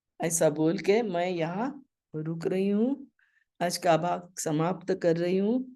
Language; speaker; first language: Hindi; non-native, local second language; Marathi